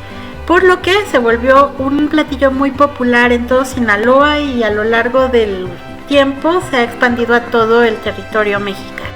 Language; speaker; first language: Spanish; native; Spanish